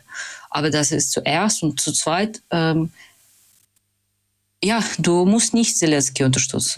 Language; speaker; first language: German; non-native, fluent; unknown